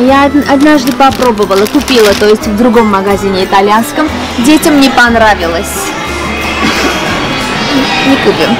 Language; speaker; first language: Russian; non-native, local second language; Armenian